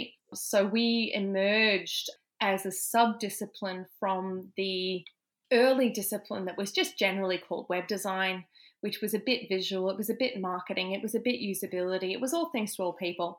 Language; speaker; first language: English; native; English